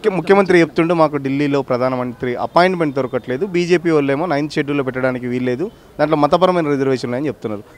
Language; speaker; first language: Telugu; native; Telugu